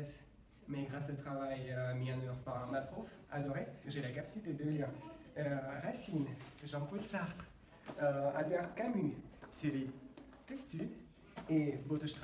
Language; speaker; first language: French; non-native, fluent; Russian